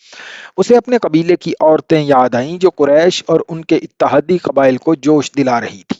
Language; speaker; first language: Urdu; native; Urdu